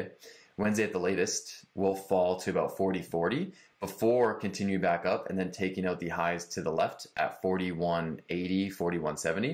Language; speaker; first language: English; native; English